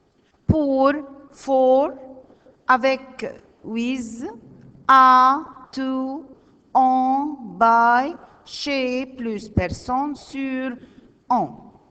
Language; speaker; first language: French; non-native, learner; Arabic